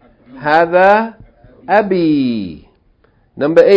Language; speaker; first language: Arabic; non-native, fluent; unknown